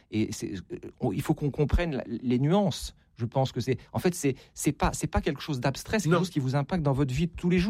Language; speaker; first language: French; native; French